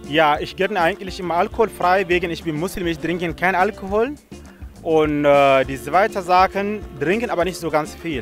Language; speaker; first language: German; non-native, learner; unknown